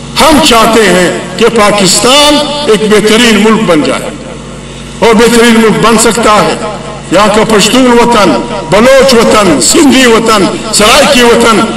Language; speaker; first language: Urdu; non-native, local second language; Pashto